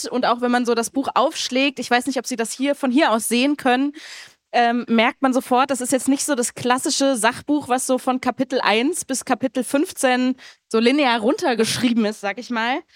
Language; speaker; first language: German; native; German